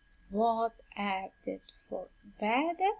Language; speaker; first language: Swedish; non-native, fluent; Persian